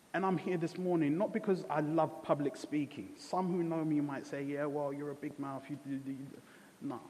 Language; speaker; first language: English; early bilingual, other home language; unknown